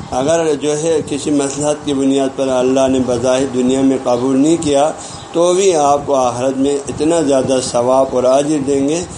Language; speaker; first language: Urdu; non-native, local second language; Balti